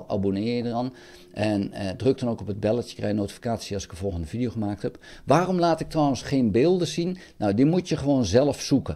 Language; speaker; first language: Dutch; native; Dutch